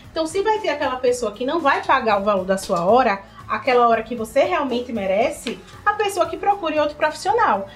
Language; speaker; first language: Portuguese; native; Portuguese